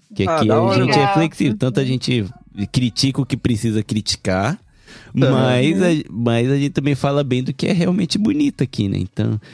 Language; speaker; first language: Portuguese; early bilingual, heritage; Japanese